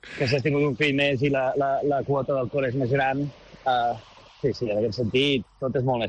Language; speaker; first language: Catalan; native; Catalan